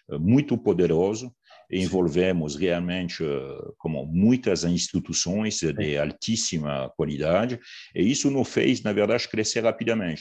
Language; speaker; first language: Portuguese; non-native, fluent; French